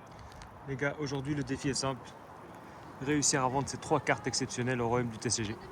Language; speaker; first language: French; native; French